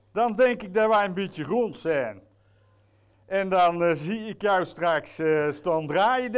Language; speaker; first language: Dutch; native; Dutch